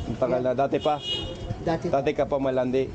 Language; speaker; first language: Filipino; non-native, learner; English